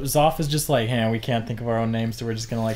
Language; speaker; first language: English; native; English